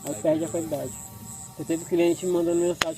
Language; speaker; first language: Portuguese; native; Portuguese